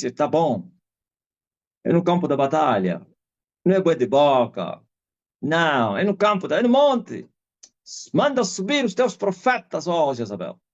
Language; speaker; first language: Portuguese; non-native, local second language; Kongo